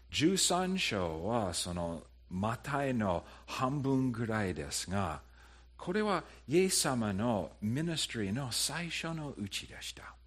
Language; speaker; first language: Japanese; non-native, fluent; English